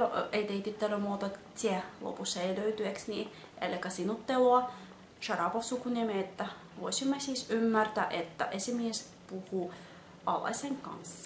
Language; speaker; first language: Finnish; non-native, fluent; Russian